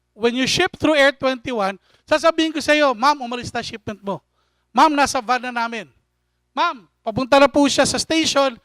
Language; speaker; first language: Filipino; native; Filipino